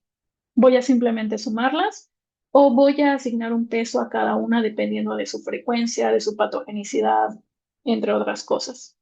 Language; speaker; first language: Spanish; native; Spanish